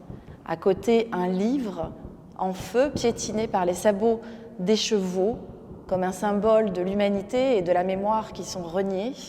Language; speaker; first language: French; native; French